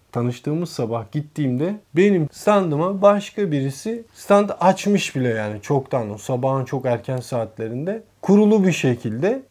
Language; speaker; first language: Turkish; early bilingual, heritage; Turkish